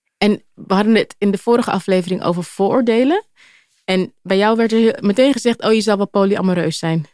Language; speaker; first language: Dutch; native; Dutch